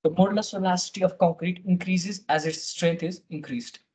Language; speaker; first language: English; non-native, local second language; Nepali